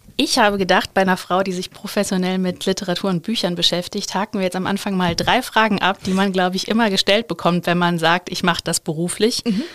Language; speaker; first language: German; native; German